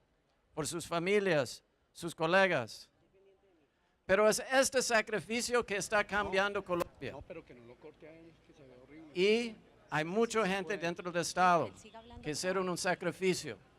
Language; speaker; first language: Spanish; non-native, fluent; English